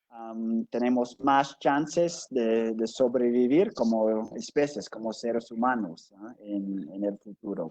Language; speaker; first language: Spanish; non-native, fluent; English